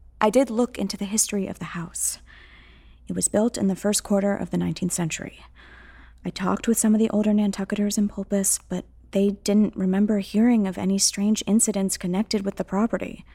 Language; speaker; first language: English; native; English